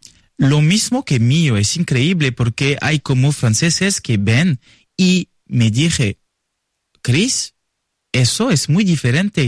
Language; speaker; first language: Spanish; non-native, learner; French